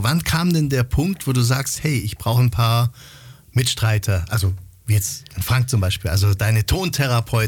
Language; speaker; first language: German; native; German